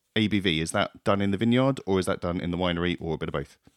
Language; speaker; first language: English; native; English